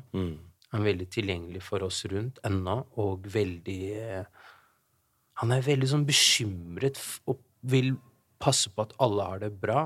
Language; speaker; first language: Norwegian; early bilingual, other home language; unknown